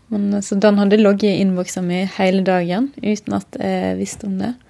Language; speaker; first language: Norwegian; native; Norwegian